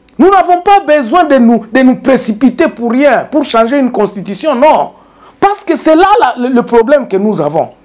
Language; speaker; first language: French; non-native, local second language; Swahili